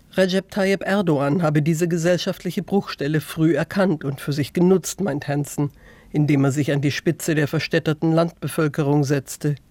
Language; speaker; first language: German; native; German